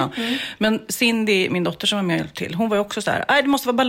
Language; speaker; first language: Swedish; native; Swedish